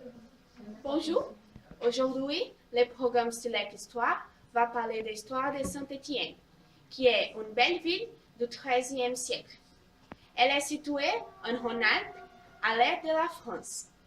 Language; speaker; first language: French; non-native, learner; Portuguese